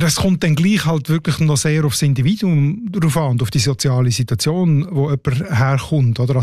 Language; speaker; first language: German; native; German